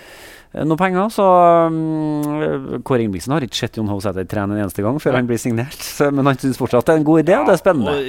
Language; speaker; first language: Norwegian; native; Norwegian